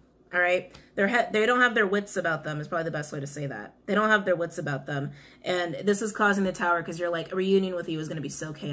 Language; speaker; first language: English; native; English